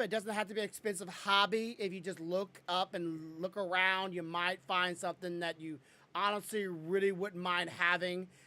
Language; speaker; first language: English; native; English